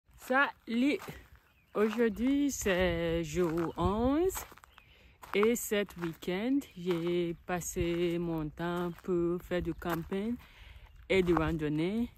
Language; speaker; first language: French; non-native, learner; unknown